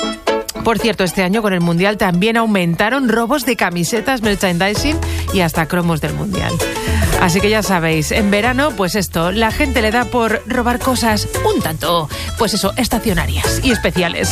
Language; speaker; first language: Spanish; native; Spanish